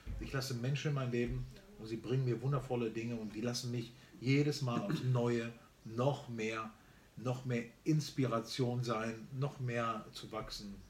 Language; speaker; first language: German; early bilingual, other home language; Spanish